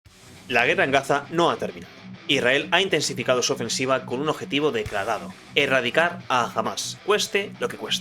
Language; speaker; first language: Spanish; native; Spanish